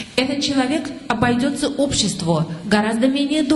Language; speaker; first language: Russian; native; Russian